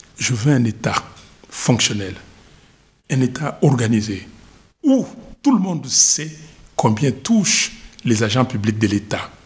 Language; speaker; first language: French; non-native, local second language; Lingala